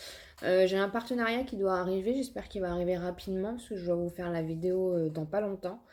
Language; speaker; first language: French; native; French